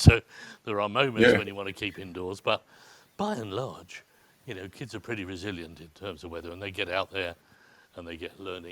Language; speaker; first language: English; native; English